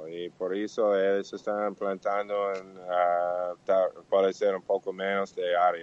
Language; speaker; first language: Portuguese; non-native, learner; Spanish